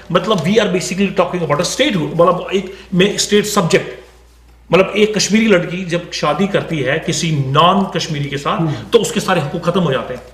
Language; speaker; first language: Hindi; non-native, local second language; Kashmiri